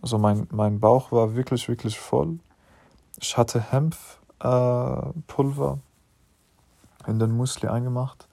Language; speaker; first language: German; non-native, learner; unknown